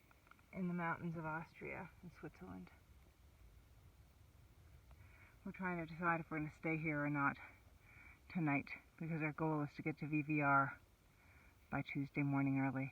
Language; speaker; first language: English; non-native, fluent; German